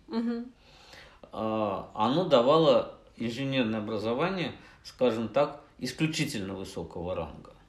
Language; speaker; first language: Russian; native; Russian